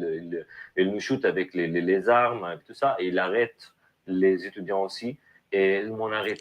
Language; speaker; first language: French; non-native, learner; Arabic